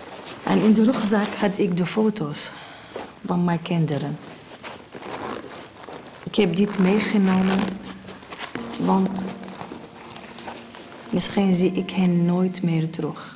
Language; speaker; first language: Dutch; non-native, learner; Arabic